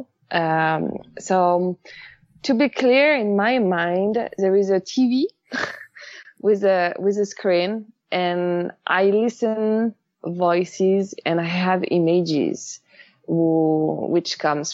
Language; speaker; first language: English; non-native, learner; French